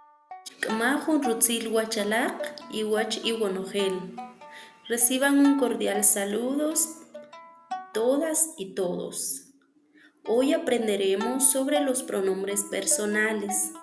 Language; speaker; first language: Spanish; non-native, local second language; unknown